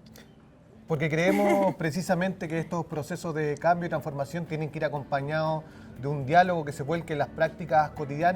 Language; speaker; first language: Spanish; native; Spanish